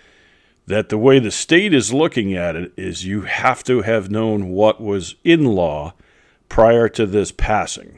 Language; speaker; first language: English; native; English